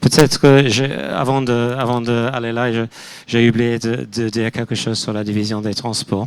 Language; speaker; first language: French; non-native, fluent; English